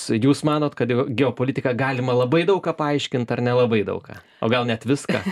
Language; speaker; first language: Lithuanian; native; Lithuanian